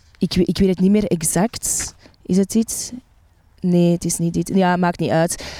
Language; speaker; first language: Dutch; early bilingual, other home language; Arabic